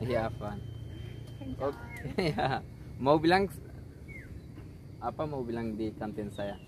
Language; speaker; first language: Indonesian; non-native, learner; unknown